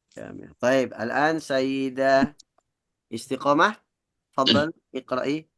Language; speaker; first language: Arabic; non-native, fluent; Indonesian